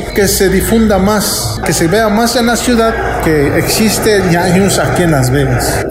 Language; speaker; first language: Spanish; non-native, local second language; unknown